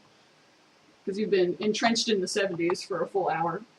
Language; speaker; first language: English; native; English